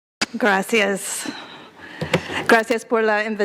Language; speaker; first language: Spanish; non-native, learner; English